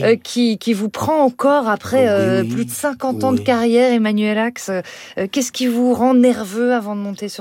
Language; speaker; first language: French; native; French